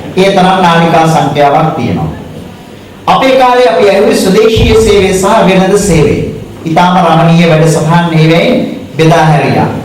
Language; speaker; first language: Sinhala; native; Sinhala